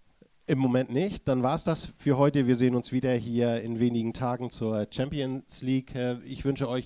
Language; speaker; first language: German; native; German